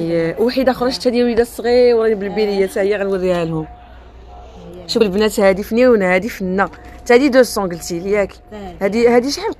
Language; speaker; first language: Arabic; native; Arabic